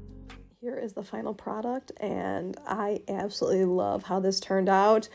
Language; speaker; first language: English; native; English